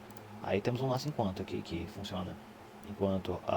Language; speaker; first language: Portuguese; native; Portuguese